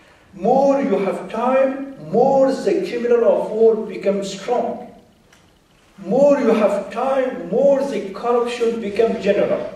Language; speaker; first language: English; non-native, fluent; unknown